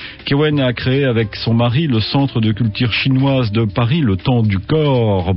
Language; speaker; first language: French; native; French